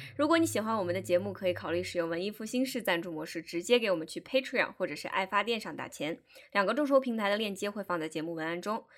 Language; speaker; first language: Chinese; native; Chinese